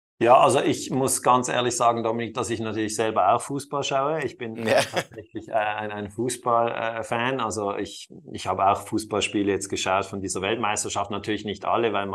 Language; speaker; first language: German; non-native, local second language; Italian